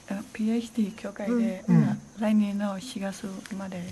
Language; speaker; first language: Japanese; non-native, learner; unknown